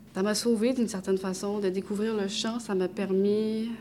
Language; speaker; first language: French; early bilingual, other home language; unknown